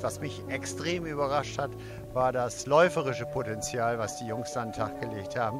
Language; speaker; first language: German; native; German